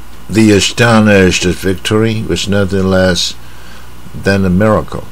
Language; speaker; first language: English; non-native, fluent; Chinese